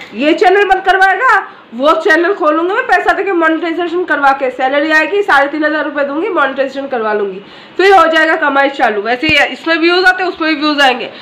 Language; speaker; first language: Hindi; non-native, local second language; Bangla